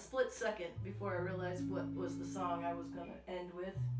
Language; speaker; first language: English; native; English